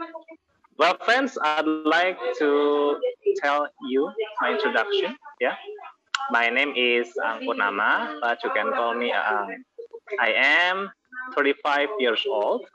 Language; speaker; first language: English; non-native, fluent; Indonesian